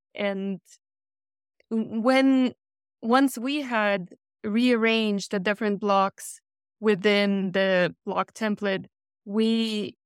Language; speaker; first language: English; non-native, fluent; Russian